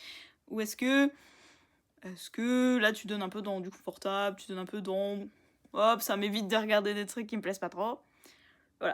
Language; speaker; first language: French; native; French